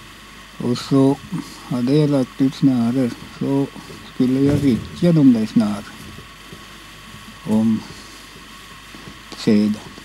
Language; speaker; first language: Swedish; non-native, local second language; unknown